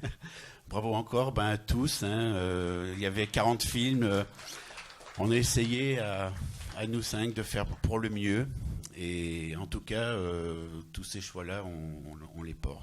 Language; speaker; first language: French; native; French